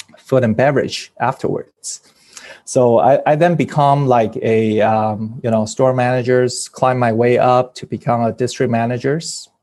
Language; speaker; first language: English; early bilingual, other home language; Chinese